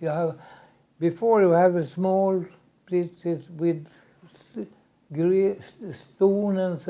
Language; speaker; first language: English; non-native, learner; Swedish